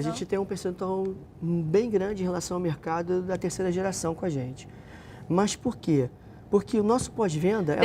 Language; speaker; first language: Portuguese; native; Portuguese